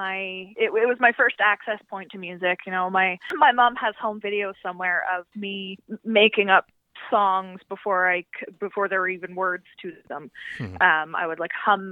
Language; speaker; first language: English; native; English